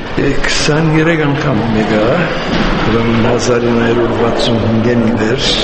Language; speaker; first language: Armenian; early bilingual, heritage; Armenian